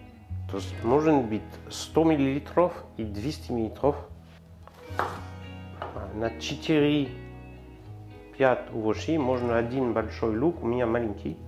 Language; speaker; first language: Russian; non-native, learner; French